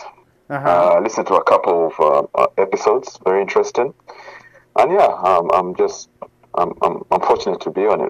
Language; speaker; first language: English; non-native, local second language; Ganda